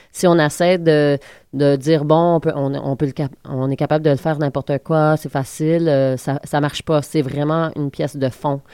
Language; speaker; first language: French; native; French